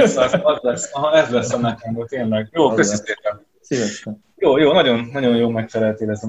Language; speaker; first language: Hungarian; native; Hungarian